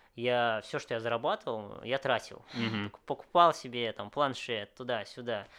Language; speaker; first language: Russian; early bilingual, other home language; Vietnamese